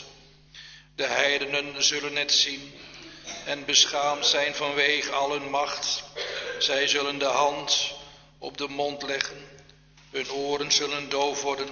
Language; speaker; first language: Dutch; native; Dutch